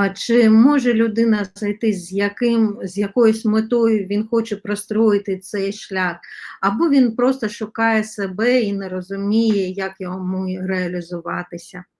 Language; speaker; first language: Ukrainian; non-native, local second language; Russian